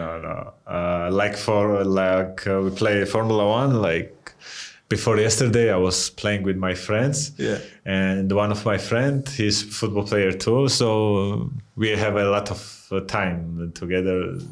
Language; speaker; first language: English; non-native, fluent; Georgian